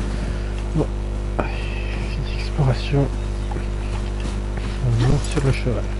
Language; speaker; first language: French; native; French